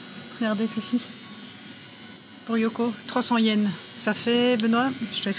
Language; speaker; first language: French; native; French